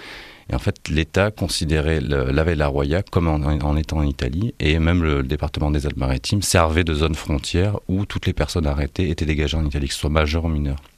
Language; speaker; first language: French; native; French